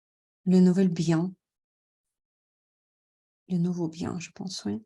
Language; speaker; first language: French; non-native, fluent; Russian